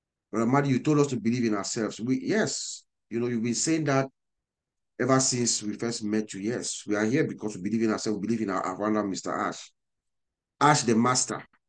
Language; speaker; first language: English; native; English